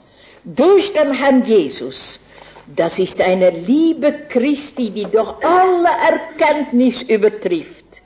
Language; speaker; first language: German; non-native, fluent; Dutch